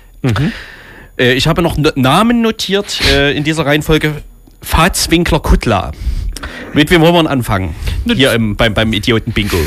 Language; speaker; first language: German; native; German